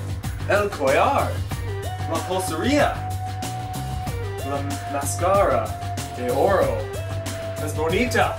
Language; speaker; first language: Spanish; non-native, learner; English